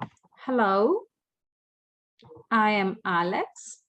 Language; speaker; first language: English; non-native, fluent; Spanish